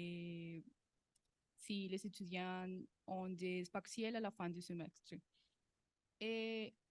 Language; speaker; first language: French; non-native, learner; Spanish